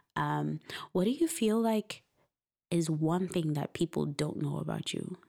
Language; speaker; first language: English; non-native, local second language; Shona